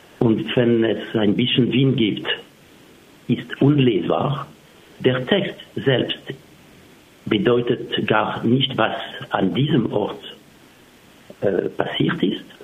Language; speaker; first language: German; non-native, fluent; French